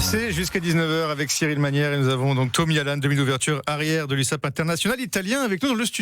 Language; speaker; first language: French; native; French